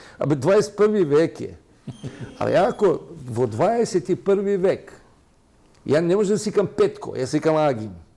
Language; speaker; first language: Macedonian; non-native, local second language; Albanian